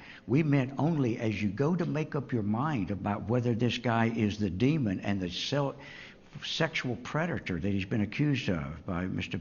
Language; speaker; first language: English; native; English